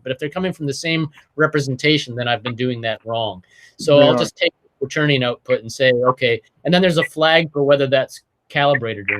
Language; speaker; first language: English; native; English